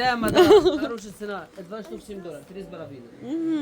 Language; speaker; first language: Russian; non-native, learner; Arabic